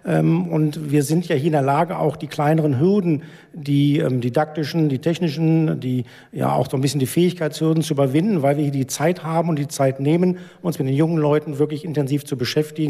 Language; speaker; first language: German; native; German